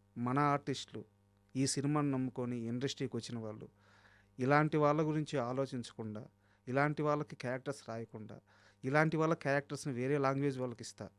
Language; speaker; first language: Telugu; native; Telugu